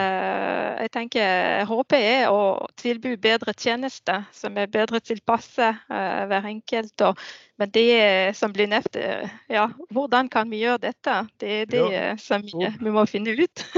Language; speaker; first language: Norwegian; non-native, fluent; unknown